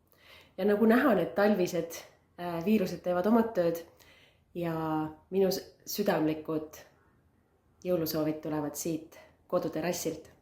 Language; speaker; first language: Estonian; native; Estonian